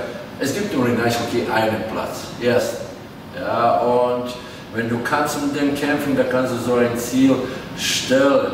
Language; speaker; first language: German; non-native, fluent; Latvian